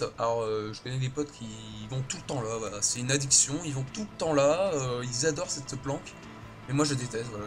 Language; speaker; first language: French; native; French